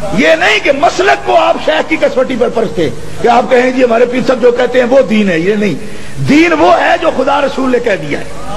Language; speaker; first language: Urdu; non-native, local second language; Punjabi